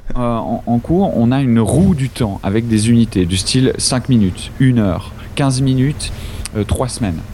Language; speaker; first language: French; native; French